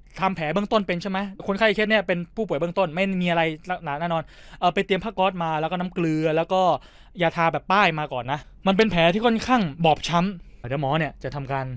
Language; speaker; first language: Thai; native; Thai